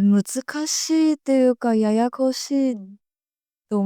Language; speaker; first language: Japanese; non-native, fluent; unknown